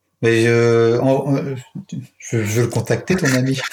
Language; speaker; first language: French; native; French